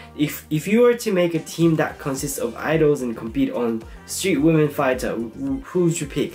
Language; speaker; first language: English; non-native, fluent; Japanese